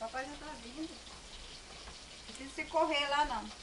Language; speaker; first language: Portuguese; native; Portuguese